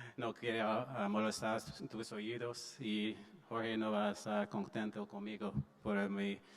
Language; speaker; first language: Spanish; non-native, learner; English